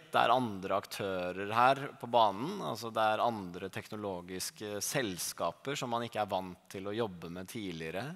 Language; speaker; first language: Norwegian; native; Norwegian